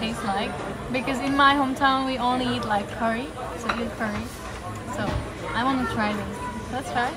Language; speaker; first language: English; non-native, local second language; Assamese